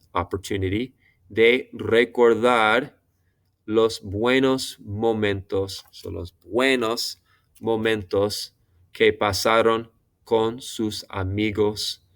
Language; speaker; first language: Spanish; non-native, fluent; English